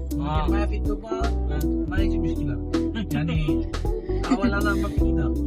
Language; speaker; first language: Arabic; non-native, learner; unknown